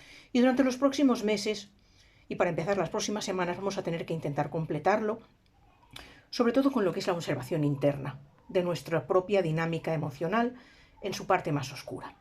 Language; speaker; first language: Spanish; native; Spanish